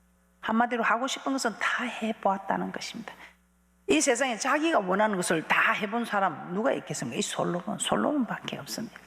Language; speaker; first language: Korean; native; Korean